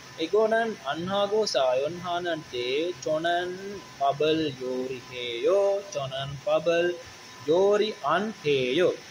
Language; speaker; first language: Korean; non-native, learner; Sinhala